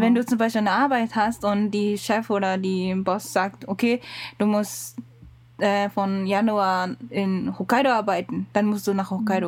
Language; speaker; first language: German; non-native, learner; Japanese